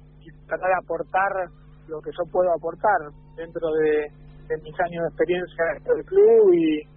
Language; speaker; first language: Spanish; native; Spanish